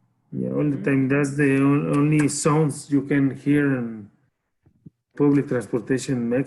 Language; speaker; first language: English; non-native, learner; Spanish